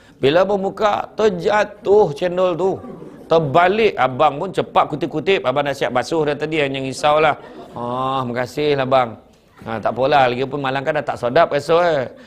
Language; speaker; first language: Malay; native; Malay